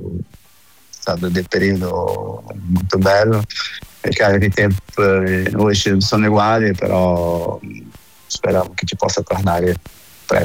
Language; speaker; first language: Italian; non-native, fluent; Portuguese